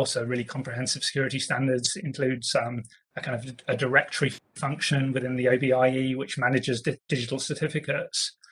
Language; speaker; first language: English; native; English